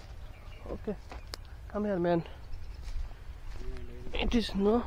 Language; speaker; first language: English; non-native, learner; Bangla